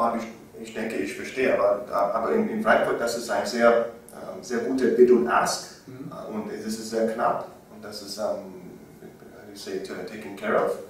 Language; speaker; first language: German; non-native, learner; English